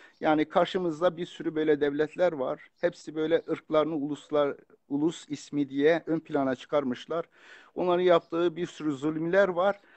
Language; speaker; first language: Turkish; non-native, local second language; Kurdish